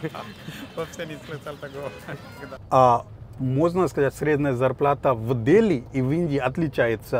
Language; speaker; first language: Russian; non-native, fluent; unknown